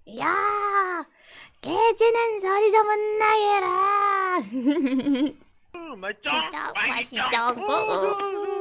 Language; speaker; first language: Korean; non-native, learner; French